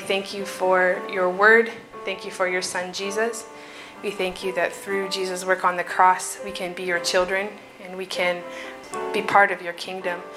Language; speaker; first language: English; native; English